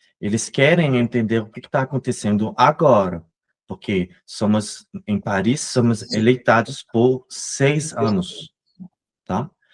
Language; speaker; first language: Portuguese; non-native, fluent; French